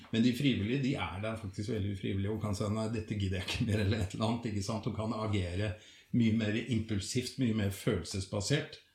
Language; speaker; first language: Norwegian; native; Norwegian